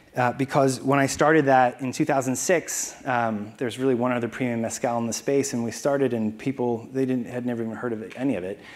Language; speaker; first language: English; native; English